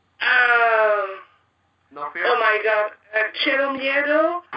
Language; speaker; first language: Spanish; non-native, learner; French